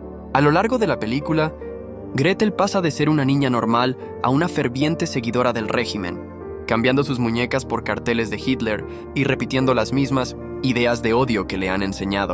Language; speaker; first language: Spanish; native; Spanish